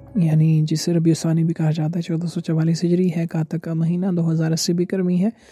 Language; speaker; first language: Urdu; native; Urdu